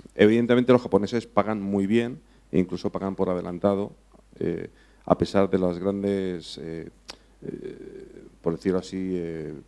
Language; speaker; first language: Spanish; non-native, fluent; English